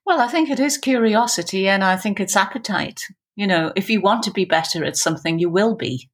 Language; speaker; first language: English; native; English